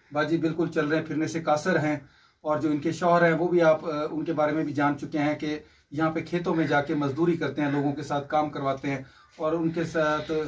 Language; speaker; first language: Urdu; non-native, local second language; Punjabi